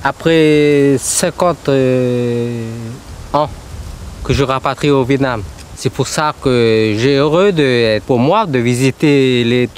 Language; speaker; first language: French; early bilingual, heritage; Vietnamese